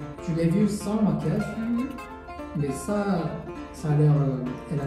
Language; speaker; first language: French; non-native, fluent; Korean